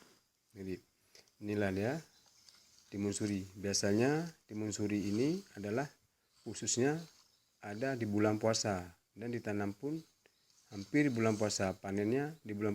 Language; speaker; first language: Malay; non-native, local second language; Achinese